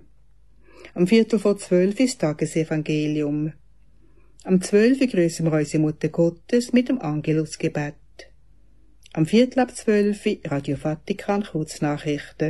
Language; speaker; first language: German; native; German